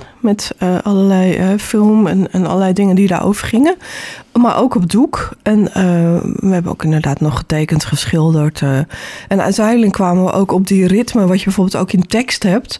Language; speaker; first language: Dutch; native; Dutch